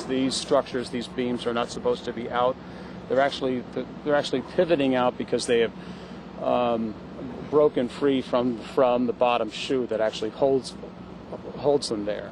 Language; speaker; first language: English; native; English